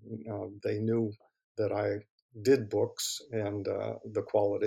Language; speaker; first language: English; native; English